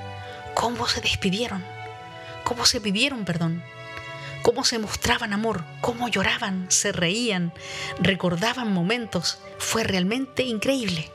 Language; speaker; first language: Spanish; native; Spanish